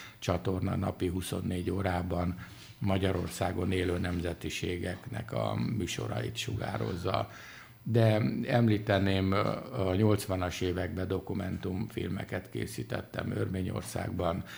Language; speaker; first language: Hungarian; early bilingual, other home language; Armenian